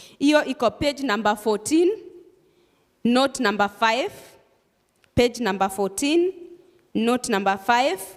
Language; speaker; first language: Swahili; non-native, local second language; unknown